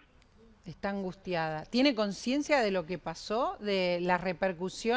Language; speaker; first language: Spanish; native; Spanish